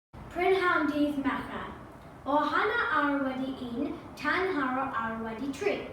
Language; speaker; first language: Welsh; non-native, learner; English